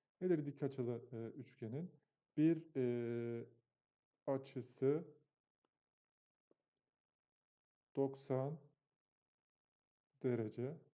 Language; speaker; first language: Turkish; native; Turkish